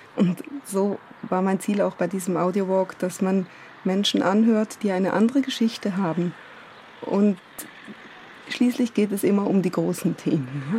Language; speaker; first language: German; native; German